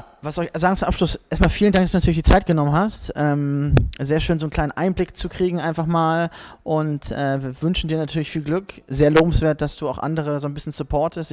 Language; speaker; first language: German; native; German